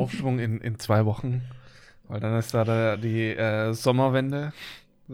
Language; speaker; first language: German; native; German